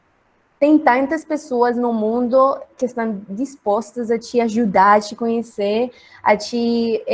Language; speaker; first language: Portuguese; non-native, learner; Spanish